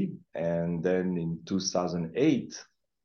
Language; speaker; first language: English; non-native, fluent; French